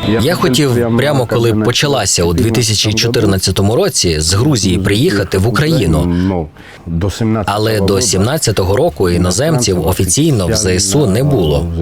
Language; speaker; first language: Ukrainian; non-native, fluent; Georgian